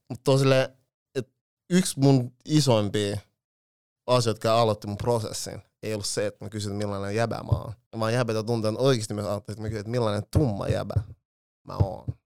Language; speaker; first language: Finnish; early bilingual, other home language; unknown